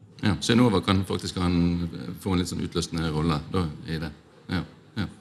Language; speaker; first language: Norwegian; native; Norwegian